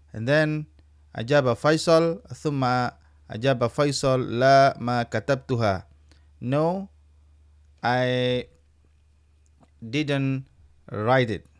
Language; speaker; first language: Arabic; non-native, fluent; Indonesian